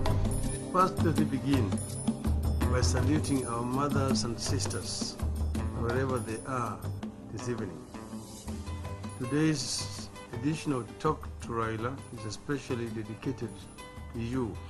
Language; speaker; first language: English; non-native, local second language; Luo (Kenya and Tanzania)